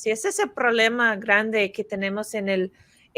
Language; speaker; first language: Spanish; non-native, fluent; English